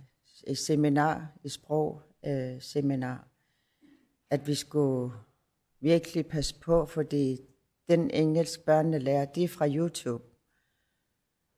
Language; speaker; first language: Danish; non-native, local second language; Kalaallisut